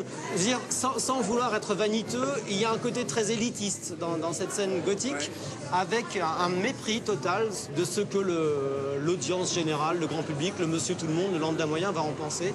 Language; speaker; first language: French; native; French